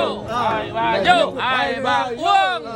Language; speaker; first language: Vietnamese; native; Vietnamese